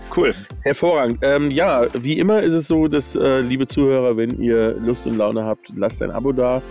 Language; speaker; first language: German; early bilingual, other home language; English